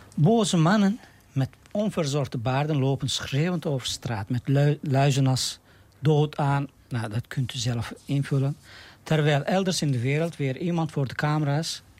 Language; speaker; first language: Dutch; non-native, fluent; Turkish